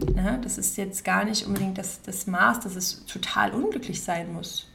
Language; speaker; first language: German; native; German